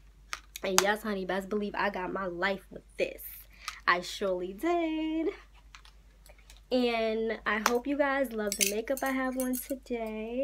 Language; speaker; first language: English; native; English